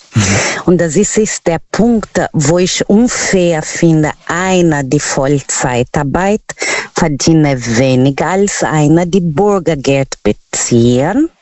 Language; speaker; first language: German; non-native, learner; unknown